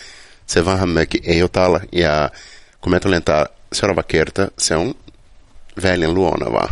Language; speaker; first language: Finnish; non-native, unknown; Portuguese